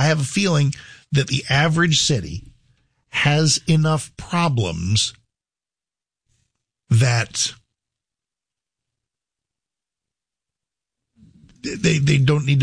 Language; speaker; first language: English; native; English